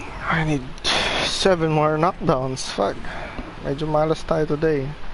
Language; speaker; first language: English; non-native, local second language; Filipino